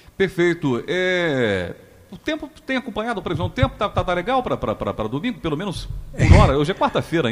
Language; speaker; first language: Portuguese; native; Portuguese